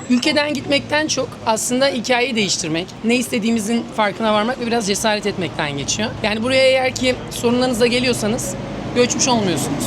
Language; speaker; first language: Turkish; native; Turkish